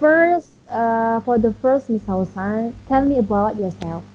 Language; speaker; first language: English; non-native, learner; Indonesian